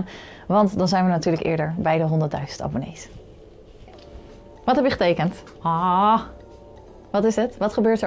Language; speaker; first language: Dutch; native; Dutch